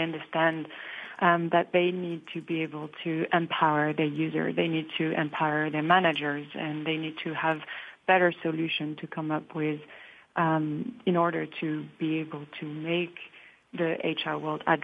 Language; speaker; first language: English; non-native, fluent; French